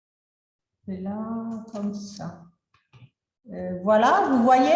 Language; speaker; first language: French; non-native, fluent; Spanish